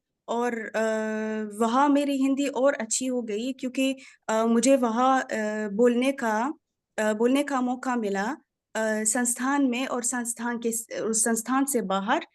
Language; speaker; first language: Hindi; non-native, fluent; Arabic